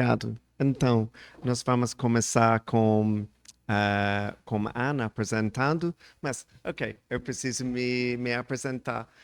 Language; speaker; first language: Portuguese; non-native, learner; English